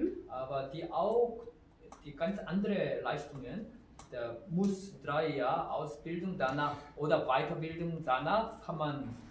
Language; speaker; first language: German; non-native, learner; Korean